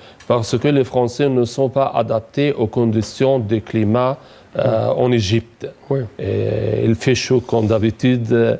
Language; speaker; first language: French; non-native, fluent; Arabic